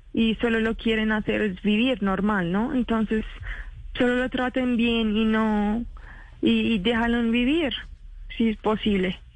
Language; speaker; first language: Spanish; non-native, learner; Arabic